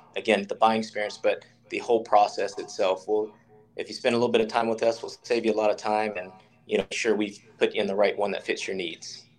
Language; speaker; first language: English; native; English